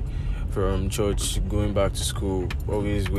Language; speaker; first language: English; non-native, local second language; Yoruba